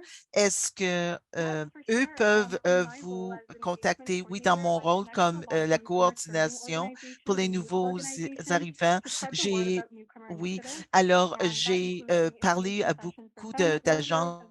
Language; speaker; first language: French; non-native, fluent; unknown